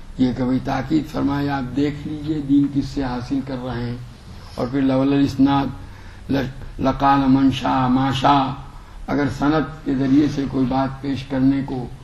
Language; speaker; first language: Urdu; non-native, local second language; Gujarati